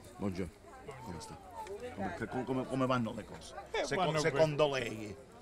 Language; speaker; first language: Italian; native; Italian